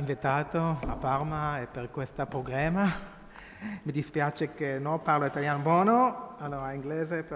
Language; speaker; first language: Italian; non-native, learner; Hebrew